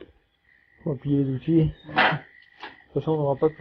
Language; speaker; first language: French; native; French